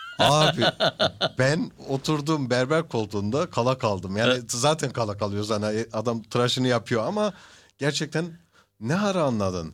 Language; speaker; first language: Turkish; early bilingual, heritage; Turkish